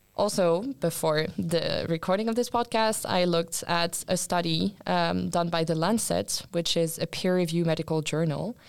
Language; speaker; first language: English; non-native, fluent; French